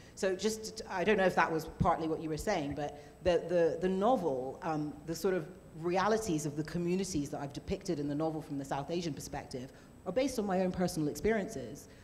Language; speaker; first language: English; native; English